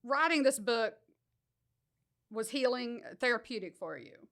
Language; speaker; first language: English; native; English